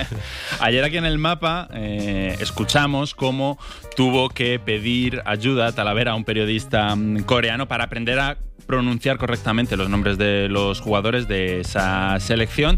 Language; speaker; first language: Spanish; native; Spanish